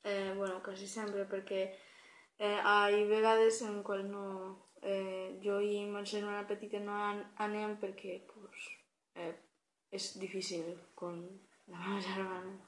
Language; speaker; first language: Catalan; non-native, learner; Spanish